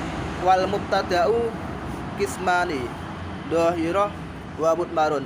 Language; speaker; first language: Arabic; non-native, learner; Indonesian